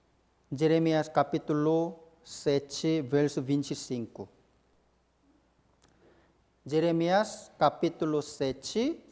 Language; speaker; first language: Portuguese; non-native, fluent; Korean